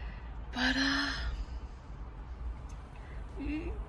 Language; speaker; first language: English; native; English